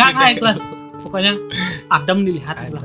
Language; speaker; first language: Indonesian; native; Indonesian